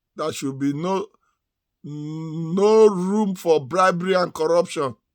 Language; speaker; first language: English; non-native, local second language; Yoruba